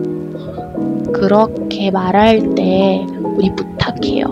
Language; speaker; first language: Korean; non-native, learner; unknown